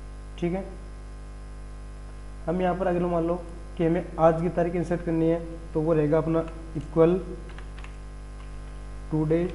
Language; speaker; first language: Hindi; native; Hindi